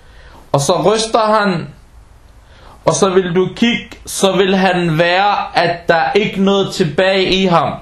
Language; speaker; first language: Danish; early bilingual, other home language; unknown